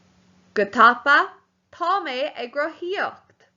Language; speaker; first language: Irish; non-native, local second language; English